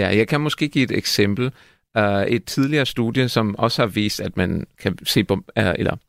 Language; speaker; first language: Danish; non-native, fluent; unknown